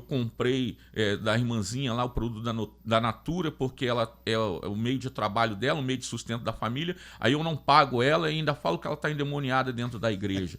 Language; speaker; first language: Portuguese; native; Portuguese